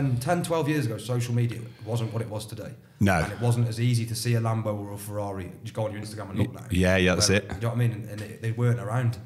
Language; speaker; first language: English; native; English